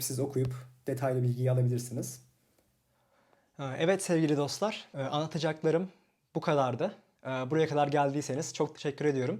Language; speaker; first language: Turkish; native; Turkish